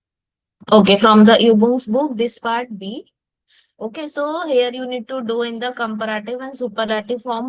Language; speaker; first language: English; non-native, local second language; Hindi